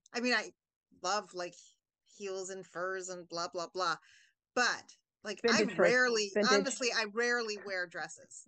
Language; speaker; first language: English; native; English